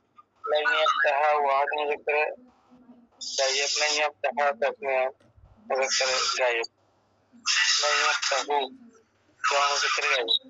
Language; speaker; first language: Arabic; non-native, learner; Bangla